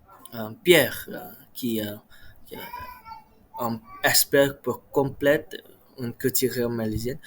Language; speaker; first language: French; non-native, learner; Malay